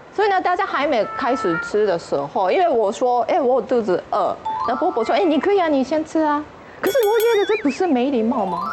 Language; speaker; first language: Chinese; non-native, fluent; Japanese